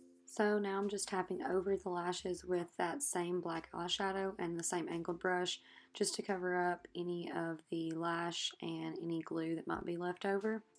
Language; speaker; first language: English; native; English